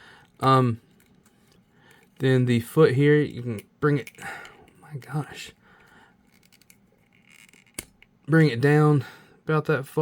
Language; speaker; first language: English; native; English